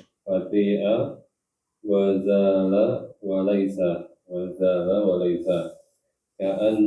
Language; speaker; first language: Arabic; non-native, learner; Indonesian